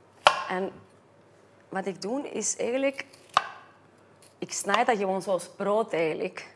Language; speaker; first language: Dutch; non-native, fluent; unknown